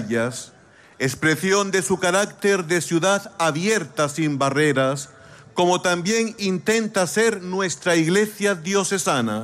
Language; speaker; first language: Spanish; native; Spanish